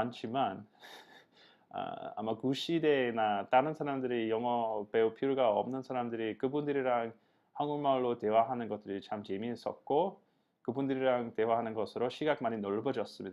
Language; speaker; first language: Korean; non-native, learner; English